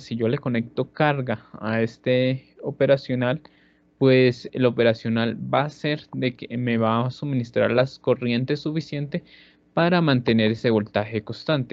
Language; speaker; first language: Spanish; native; Spanish